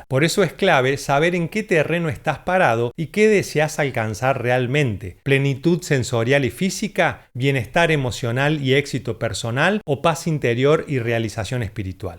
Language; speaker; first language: Spanish; native; Spanish